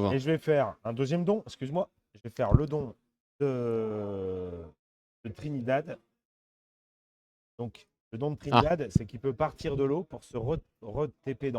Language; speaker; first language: French; native; French